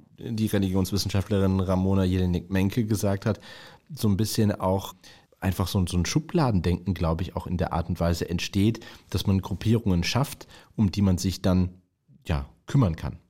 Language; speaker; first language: German; native; German